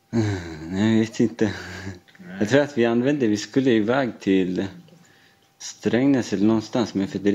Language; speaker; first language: Swedish; non-native, fluent; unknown